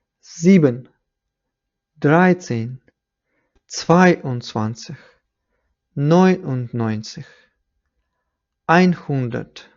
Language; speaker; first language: German; non-native, fluent; Ukrainian